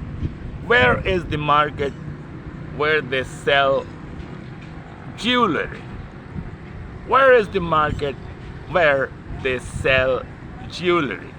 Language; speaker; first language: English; non-native, fluent; Urdu